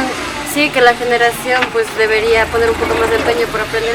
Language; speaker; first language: Spanish; native; Spanish